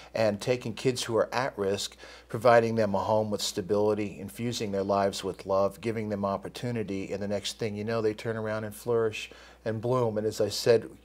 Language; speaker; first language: English; native; English